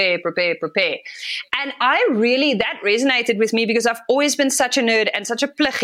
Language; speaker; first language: English; non-native, local second language; Afrikaans